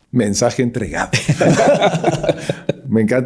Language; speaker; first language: Spanish; native; Spanish